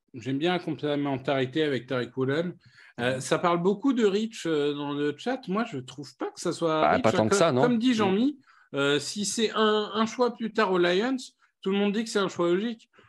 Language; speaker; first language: French; native; French